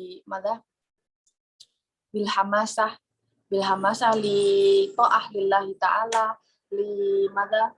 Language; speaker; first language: Arabic; non-native, learner; Indonesian